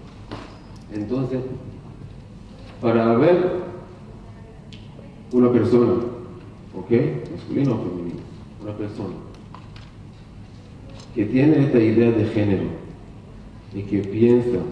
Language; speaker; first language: Spanish; non-native, learner; Hebrew